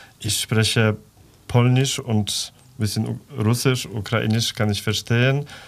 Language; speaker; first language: German; non-native, fluent; Polish